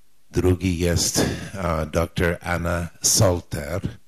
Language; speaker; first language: Polish; non-native, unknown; English